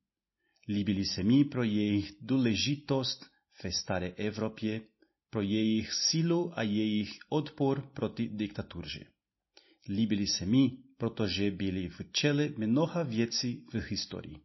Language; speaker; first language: Czech; non-native, learner; Portuguese